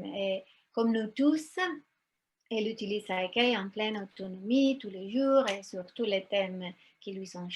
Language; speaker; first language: French; non-native, fluent; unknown